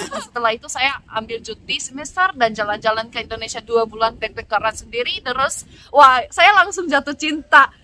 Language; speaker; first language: Indonesian; non-native, fluent; Korean